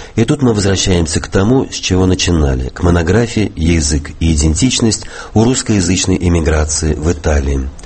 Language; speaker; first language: Russian; native; Russian